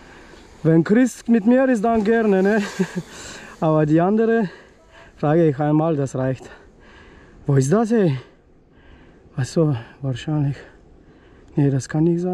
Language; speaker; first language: German; non-native, fluent; Polish